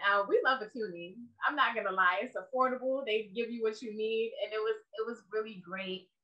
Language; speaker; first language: English; native; English